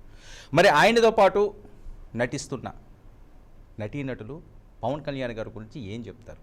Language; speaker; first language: Telugu; native; Telugu